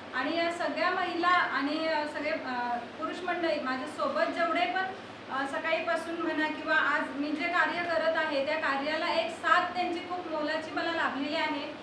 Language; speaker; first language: Marathi; native; Marathi